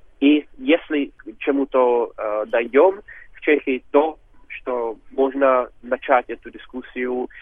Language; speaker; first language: Czech; non-native, learner; Russian